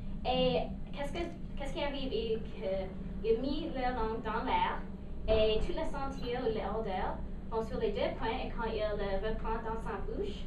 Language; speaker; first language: French; non-native, local second language; English